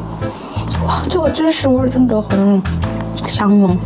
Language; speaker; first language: Chinese; non-native, learner; Korean